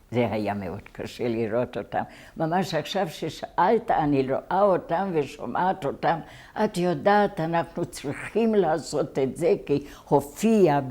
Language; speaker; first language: Hebrew; non-native, fluent; Hungarian